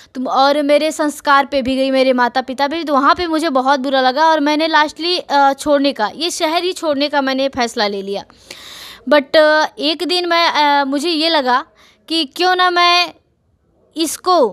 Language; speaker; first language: Hindi; native; Hindi